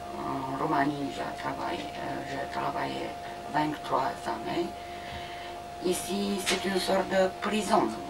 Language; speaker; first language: French; non-native, learner; Romanian